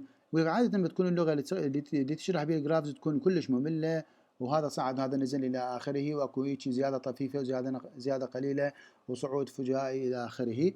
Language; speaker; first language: Arabic; native; Arabic